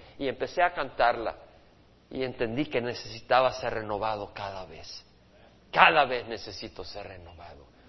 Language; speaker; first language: Spanish; native; Spanish